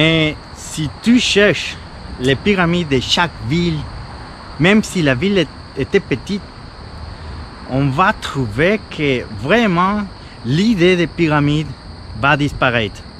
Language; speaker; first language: French; non-native, fluent; Spanish